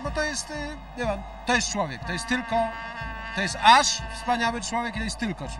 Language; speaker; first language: Polish; native; Polish